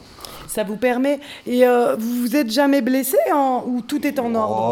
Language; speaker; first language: French; native; French